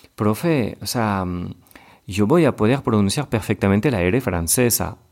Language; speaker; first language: French; native; French